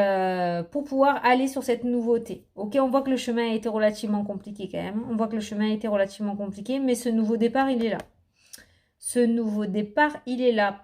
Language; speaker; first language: French; native; French